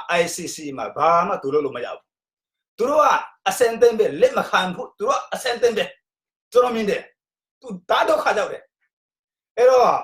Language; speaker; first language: Burmese; non-native, local second language; Tedim Chin